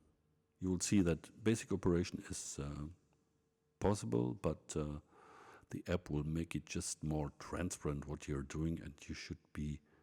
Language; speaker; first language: English; non-native, fluent; German